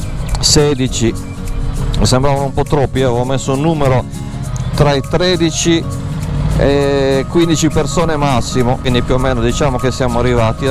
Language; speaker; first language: Italian; native; Italian